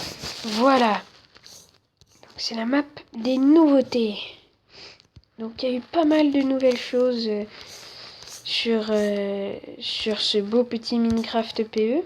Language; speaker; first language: French; native; French